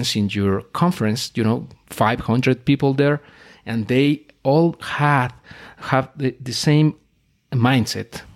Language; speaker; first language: English; non-native, fluent; Spanish